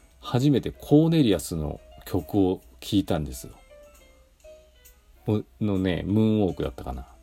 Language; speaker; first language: Japanese; native; Japanese